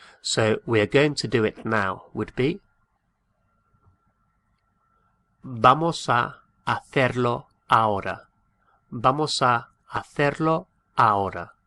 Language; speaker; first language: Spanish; non-native, fluent; English